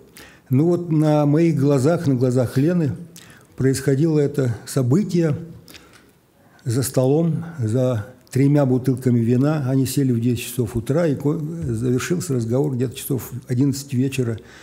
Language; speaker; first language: Russian; native; Russian